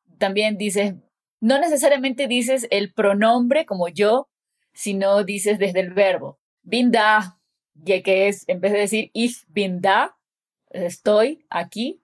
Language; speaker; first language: Spanish; native; Spanish